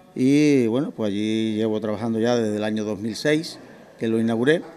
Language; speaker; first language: Spanish; native; Spanish